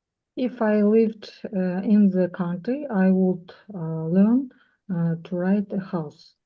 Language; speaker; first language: English; non-native, learner; Russian